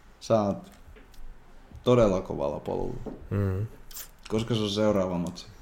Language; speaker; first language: Finnish; native; Finnish